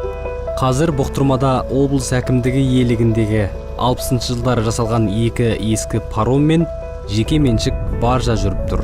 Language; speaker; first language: Kazakh; native; Kazakh